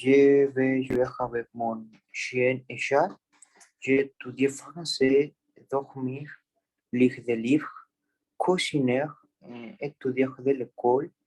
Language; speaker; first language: French; non-native, learner; Spanish